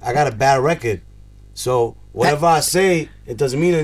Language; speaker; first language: English; early bilingual, other home language; Spanish